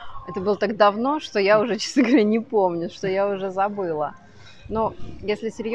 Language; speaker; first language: Russian; native; Russian